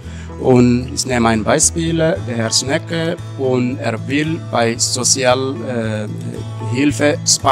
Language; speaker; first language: German; non-native, learner; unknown